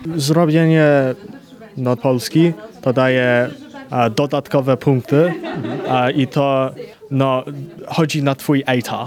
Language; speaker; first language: Polish; early bilingual, heritage; Polish